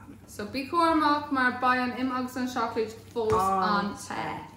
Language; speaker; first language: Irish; non-native, local second language; English